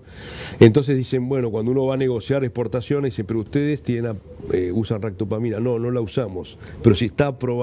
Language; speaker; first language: Spanish; native; Spanish